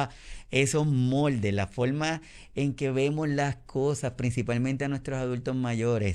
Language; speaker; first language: Spanish; native; Spanish